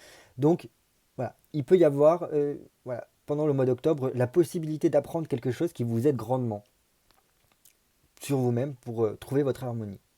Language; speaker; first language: French; native; French